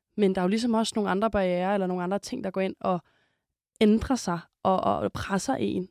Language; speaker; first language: Danish; native; Danish